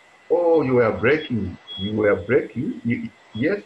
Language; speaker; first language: English; non-native, local second language; Bemba